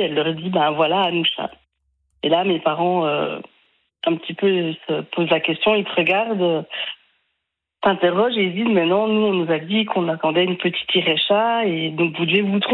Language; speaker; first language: French; native; French